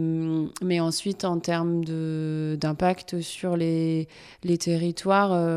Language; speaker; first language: French; native; French